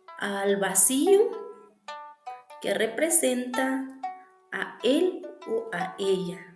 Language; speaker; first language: Spanish; non-native, local second language; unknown